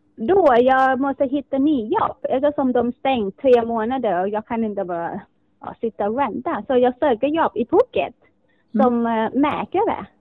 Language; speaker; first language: Swedish; non-native, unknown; Thai